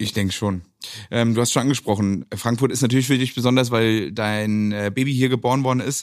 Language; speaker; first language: German; native; German